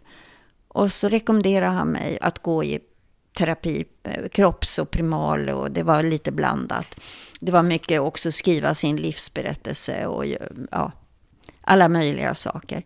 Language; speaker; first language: Swedish; early bilingual, other home language; German